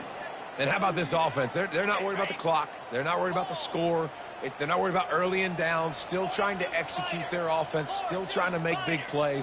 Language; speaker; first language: English; native; English